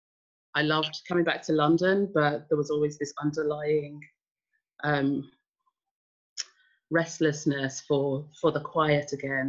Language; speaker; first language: English; native; English